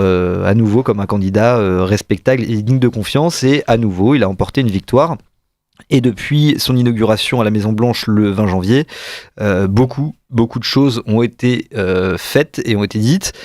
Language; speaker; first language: French; native; French